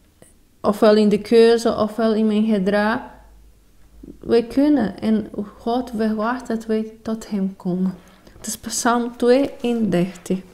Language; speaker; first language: Dutch; non-native, fluent; Portuguese